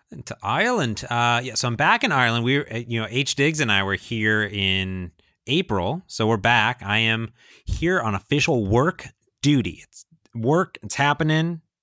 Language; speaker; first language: English; native; English